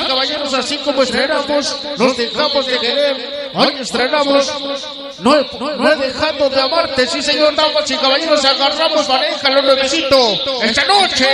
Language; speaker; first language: Spanish; native; Spanish